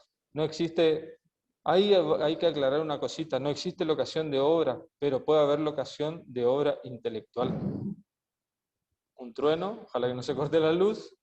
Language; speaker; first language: Spanish; native; Spanish